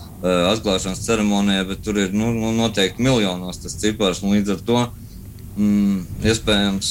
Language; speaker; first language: Latvian; native; Latvian